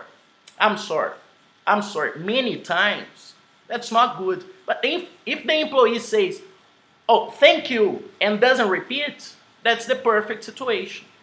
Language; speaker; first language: English; non-native, fluent; Portuguese